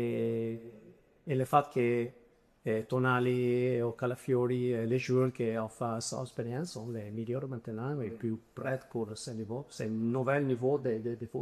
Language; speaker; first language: French; non-native, fluent; Italian